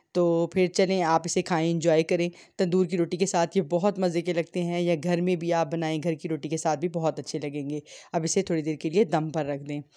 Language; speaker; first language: Hindi; native; Hindi